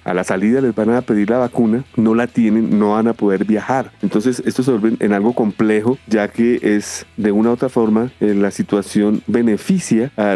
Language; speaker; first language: Spanish; native; Spanish